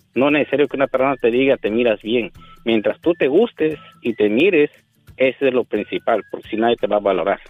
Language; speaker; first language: Spanish; native; Spanish